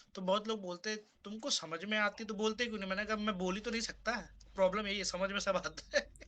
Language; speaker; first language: Hindi; native; Hindi